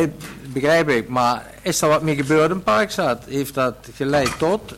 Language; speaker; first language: Dutch; native; Dutch